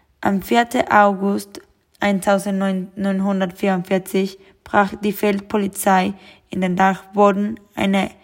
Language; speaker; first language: German; non-native, learner; Spanish